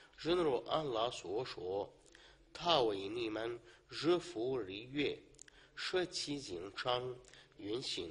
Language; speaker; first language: Chinese; non-native, learner; Arabic